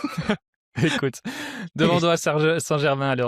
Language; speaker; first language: French; native; French